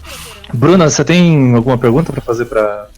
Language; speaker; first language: Portuguese; native; Portuguese